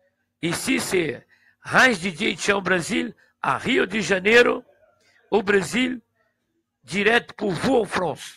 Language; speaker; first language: French; non-native, learner; Portuguese